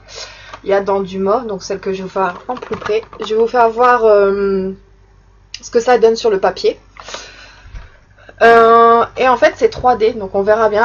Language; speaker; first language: French; native; French